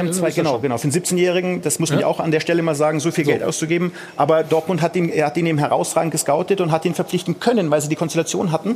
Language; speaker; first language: German; native; German